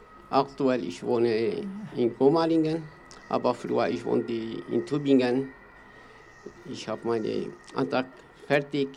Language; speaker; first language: German; non-native, learner; Kurdish